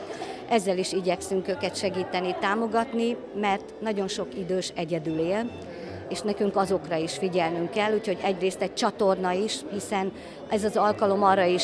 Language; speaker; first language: Hungarian; native; Hungarian